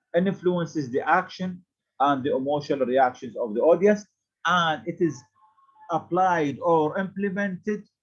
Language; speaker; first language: English; non-native, fluent; Arabic